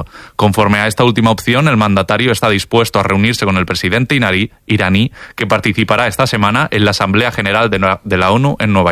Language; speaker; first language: Spanish; native; Spanish